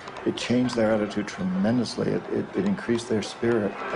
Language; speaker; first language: English; native; English